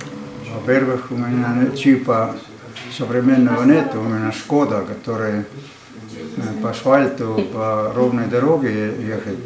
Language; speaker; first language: Russian; non-native, fluent; Estonian